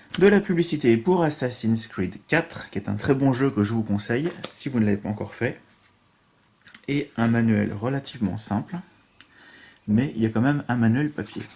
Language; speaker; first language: French; native; French